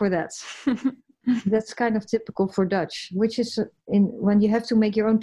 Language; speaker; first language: English; non-native, fluent; Dutch